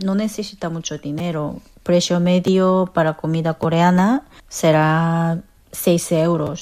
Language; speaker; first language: Spanish; non-native, fluent; Korean